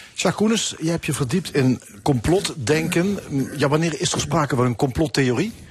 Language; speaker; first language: Dutch; native; Dutch